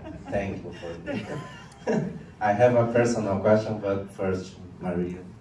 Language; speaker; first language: English; non-native, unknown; Portuguese